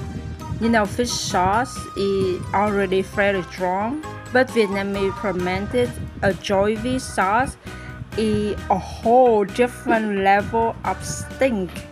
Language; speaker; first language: English; non-native, learner; Vietnamese